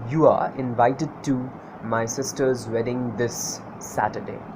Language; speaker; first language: English; non-native, local second language; Bangla